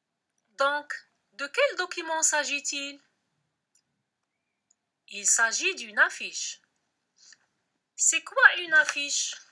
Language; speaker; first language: French; non-native, local second language; Arabic